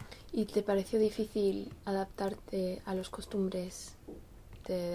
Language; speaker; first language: Spanish; non-native, learner; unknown